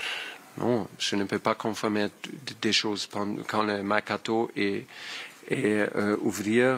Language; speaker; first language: French; non-native, learner; German